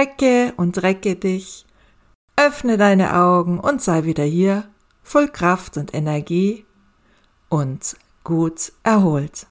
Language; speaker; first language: German; native; German